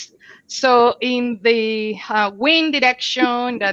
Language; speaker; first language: English; non-native, fluent; Spanish